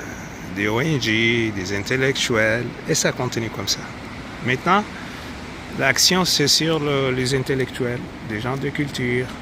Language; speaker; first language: French; non-native, fluent; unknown